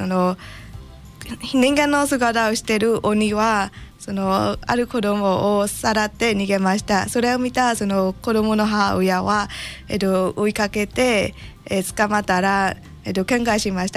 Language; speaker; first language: Japanese; non-native, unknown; Burmese